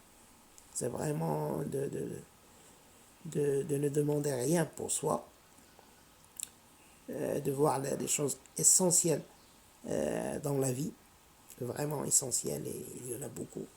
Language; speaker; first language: French; non-native, local second language; Arabic